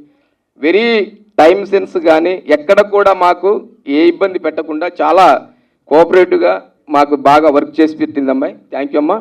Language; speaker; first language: Telugu; native; Telugu